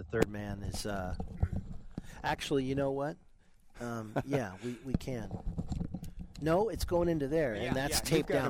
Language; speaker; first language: English; native; English